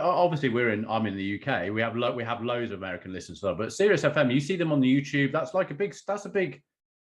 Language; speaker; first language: English; native; English